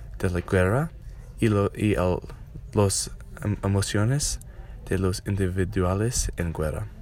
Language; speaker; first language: Spanish; non-native, learner; English